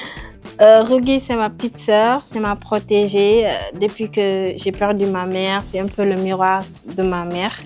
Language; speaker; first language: French; non-native, local second language; Wolof